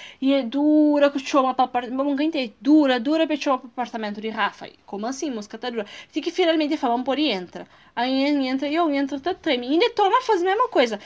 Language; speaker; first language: Portuguese; non-native, local second language; Kabuverdianu